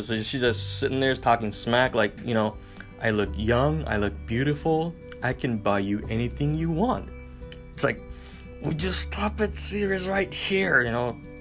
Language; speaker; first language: English; non-native, fluent; Japanese